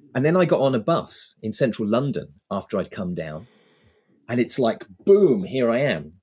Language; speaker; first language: English; native; English